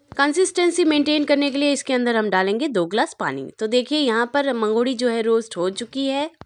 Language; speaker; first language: Hindi; native; Hindi